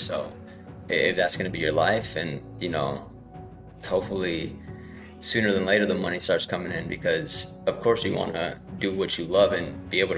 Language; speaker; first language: English; native; English